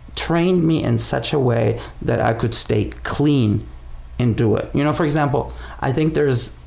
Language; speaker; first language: English; non-native, fluent; Spanish